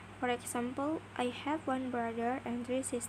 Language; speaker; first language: English; non-native, learner; Indonesian